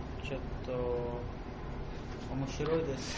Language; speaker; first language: Japanese; non-native, learner; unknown